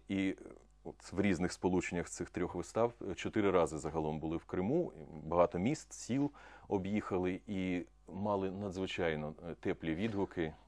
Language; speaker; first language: Ukrainian; non-native, local second language; Russian